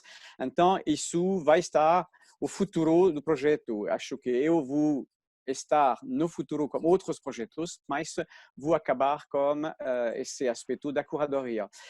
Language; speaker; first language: Portuguese; non-native, fluent; French